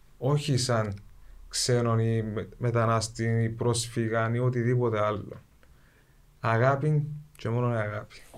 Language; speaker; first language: Greek; early bilingual, other home language; Kurdish